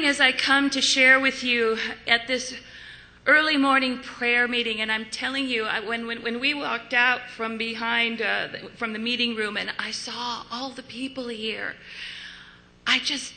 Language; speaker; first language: English; native; English